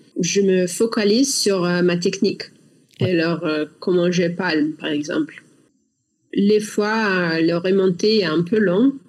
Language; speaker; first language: French; non-native, learner; Russian